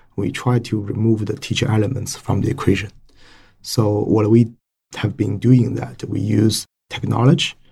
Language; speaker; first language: English; non-native, fluent; Chinese